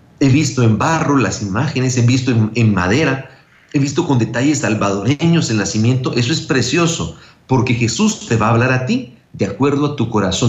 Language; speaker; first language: Spanish; native; Spanish